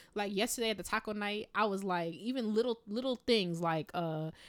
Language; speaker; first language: English; native; English